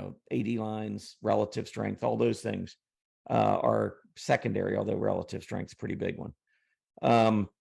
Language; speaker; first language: English; native; English